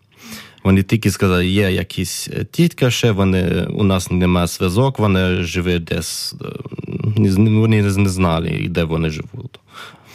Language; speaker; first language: Ukrainian; non-native, learner; German